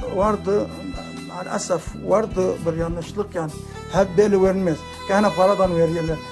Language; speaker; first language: Turkish; early bilingual, heritage; Turkish